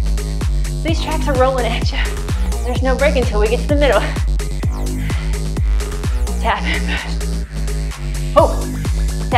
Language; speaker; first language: English; native; English